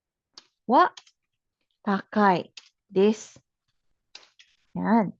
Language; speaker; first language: Japanese; non-native, fluent; Filipino